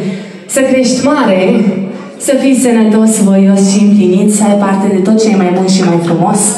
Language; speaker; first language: Romanian; native; Romanian